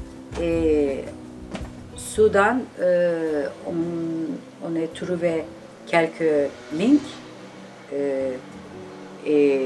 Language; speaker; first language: French; non-native, learner; Turkish